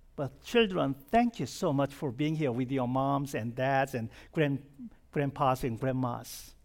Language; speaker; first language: English; non-native, fluent; Korean